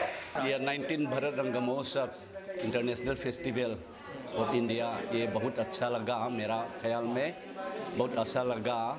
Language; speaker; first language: Hindi; non-native, local second language; Manipuri